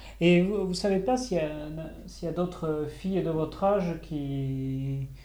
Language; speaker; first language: French; native; French